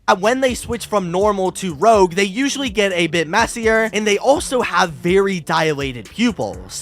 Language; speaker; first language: English; native; English